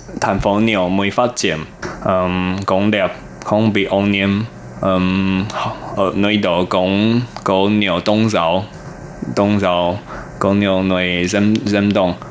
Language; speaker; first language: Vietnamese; non-native, learner; Chinese